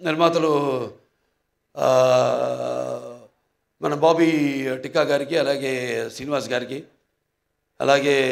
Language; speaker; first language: Telugu; native; Telugu